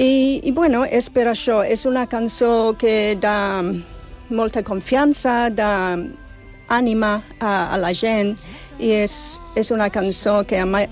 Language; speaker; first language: Catalan; non-native, fluent; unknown